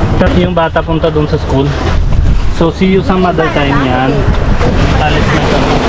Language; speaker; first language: Filipino; non-native, learner; Hindi